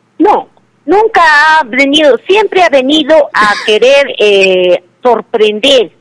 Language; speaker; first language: Spanish; native; Spanish